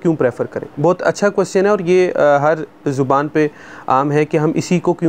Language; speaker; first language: Urdu; native; Urdu